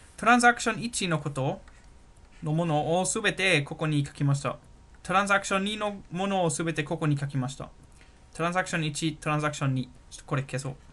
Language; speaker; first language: Japanese; non-native, fluent; German